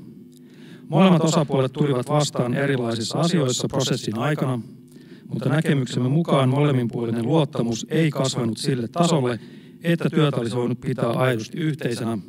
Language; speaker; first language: Finnish; native; Finnish